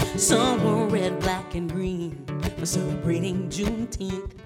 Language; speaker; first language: English; native; English